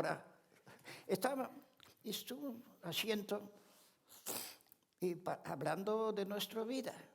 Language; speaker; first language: Spanish; non-native, fluent; Ladino